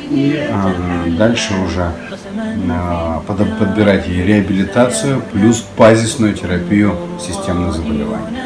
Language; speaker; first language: Russian; native; Russian